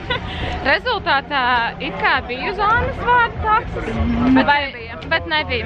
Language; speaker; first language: Latvian; native; Latvian